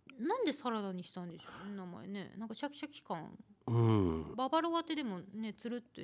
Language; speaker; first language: Japanese; native; Japanese